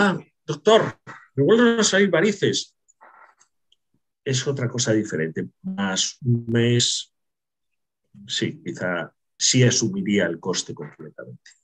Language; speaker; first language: Spanish; native; Spanish